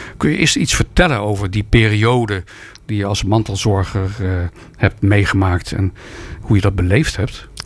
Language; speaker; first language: Dutch; native; Dutch